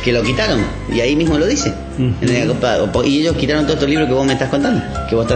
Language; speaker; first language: Spanish; native; Spanish